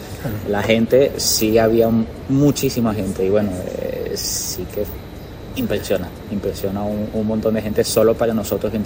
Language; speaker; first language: Spanish; native; Spanish